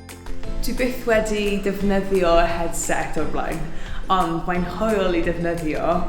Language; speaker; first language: Welsh; non-native, learner; English